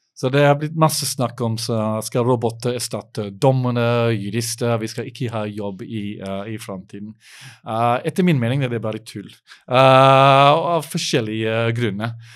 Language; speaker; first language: Norwegian; non-native, fluent; English